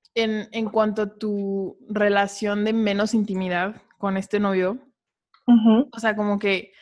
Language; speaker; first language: Spanish; native; Spanish